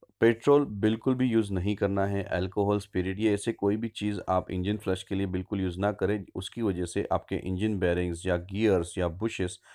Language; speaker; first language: Hindi; non-native, local second language; Marathi